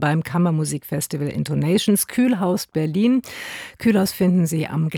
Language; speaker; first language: German; native; German